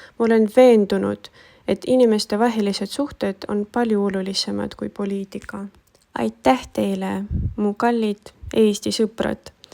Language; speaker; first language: Estonian; non-native, local second language; Russian